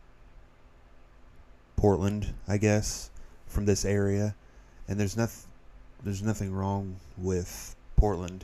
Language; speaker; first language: English; native; English